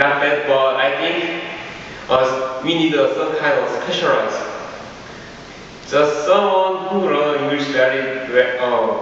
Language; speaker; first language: English; non-native, learner; Korean